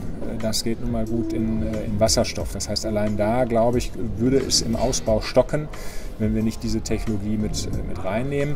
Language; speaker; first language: German; native; German